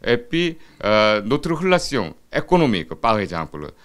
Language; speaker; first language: French; non-native, fluent; Korean